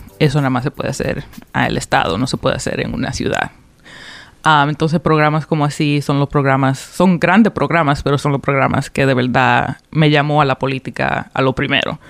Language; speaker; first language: Spanish; early bilingual, heritage; Spanish